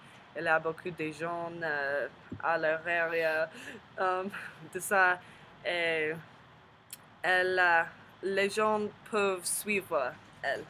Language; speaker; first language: French; non-native, learner; English